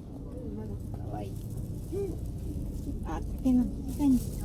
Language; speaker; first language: Japanese; native; Japanese